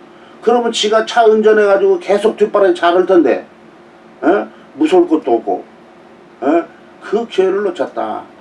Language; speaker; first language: Korean; native; Korean